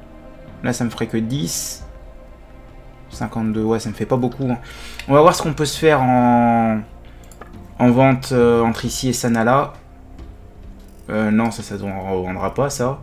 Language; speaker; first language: French; native; French